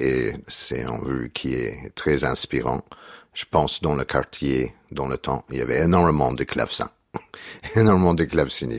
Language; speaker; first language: French; non-native, fluent; English